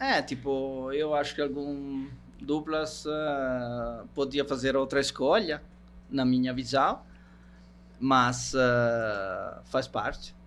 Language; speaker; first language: Portuguese; non-native, fluent; Italian